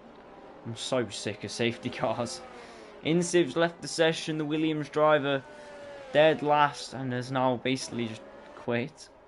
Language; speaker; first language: English; native; English